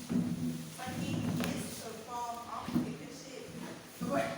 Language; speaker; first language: English; non-native, learner; Vietnamese